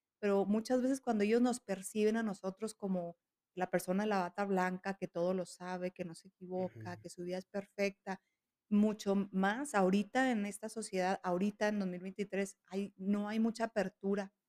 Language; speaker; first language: Spanish; native; Spanish